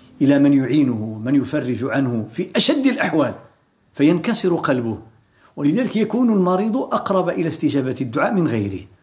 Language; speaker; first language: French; non-native, local second language; Arabic